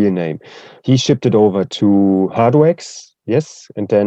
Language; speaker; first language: English; non-native, fluent; German